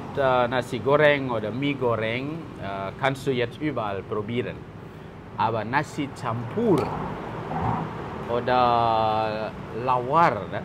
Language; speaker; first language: German; non-native, fluent; Balinese